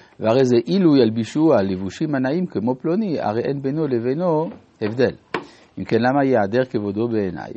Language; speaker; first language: Hebrew; non-native, fluent; French